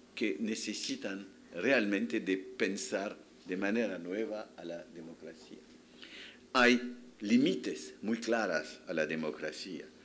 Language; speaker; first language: Spanish; non-native, fluent; French